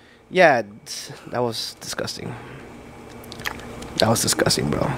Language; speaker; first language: English; early bilingual, other home language; Spanish